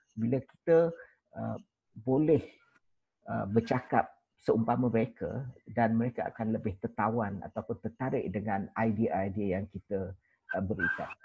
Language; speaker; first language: Malay; native; Malay